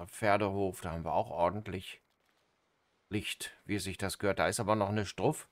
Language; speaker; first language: German; native; German